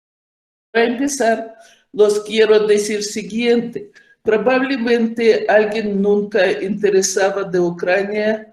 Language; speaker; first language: Spanish; non-native, fluent; Ukrainian